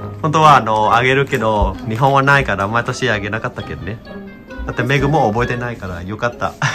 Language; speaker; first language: Japanese; non-native, fluent; Vietnamese